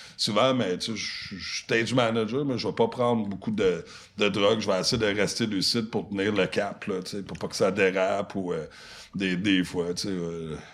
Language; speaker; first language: French; non-native, local second language; English